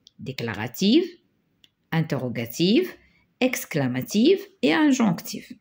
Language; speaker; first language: French; non-native, local second language; Arabic